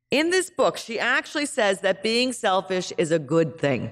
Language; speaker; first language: English; native; English